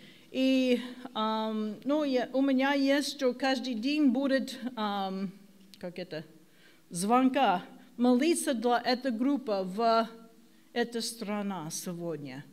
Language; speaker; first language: Russian; non-native, learner; English